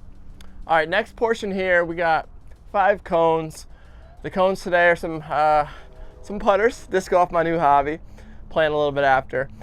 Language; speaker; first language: English; native; English